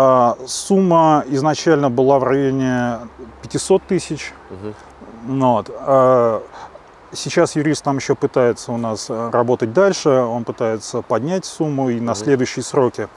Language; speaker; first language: Russian; native; Russian